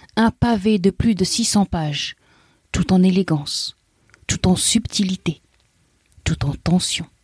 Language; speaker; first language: French; native; French